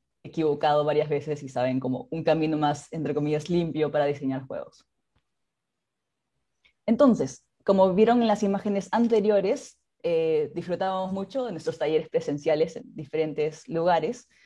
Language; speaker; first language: Spanish; native; Spanish